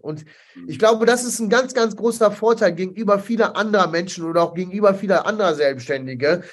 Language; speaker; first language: German; early bilingual, other home language; Italian